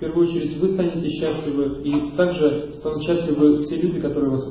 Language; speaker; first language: Russian; native; Russian